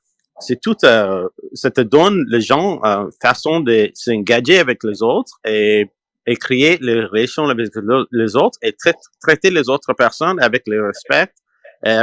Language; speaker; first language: French; non-native, learner; English